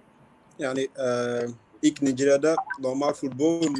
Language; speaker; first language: Turkish; non-native, learner; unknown